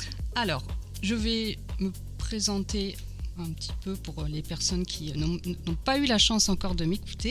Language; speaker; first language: French; native; French